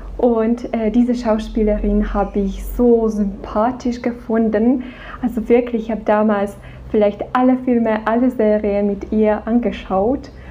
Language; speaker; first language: German; non-native, fluent; Czech